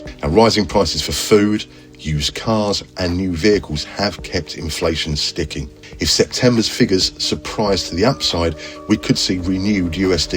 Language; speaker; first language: English; native; English